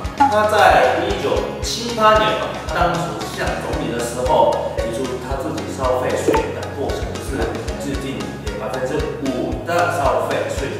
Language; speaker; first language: Chinese; non-native, fluent; Japanese